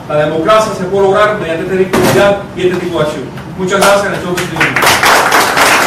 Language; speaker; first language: Spanish; native; Spanish